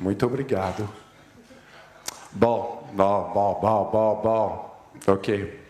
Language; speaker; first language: Portuguese; non-native, fluent; French